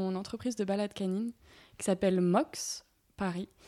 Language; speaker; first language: French; native; French